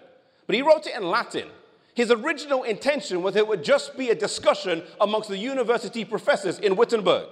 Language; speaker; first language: English; native; English